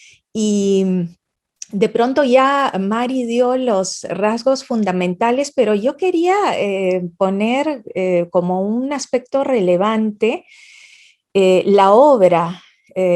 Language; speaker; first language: Spanish; native; Spanish